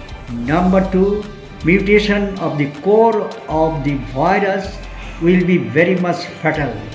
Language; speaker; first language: English; non-native, local second language; Bangla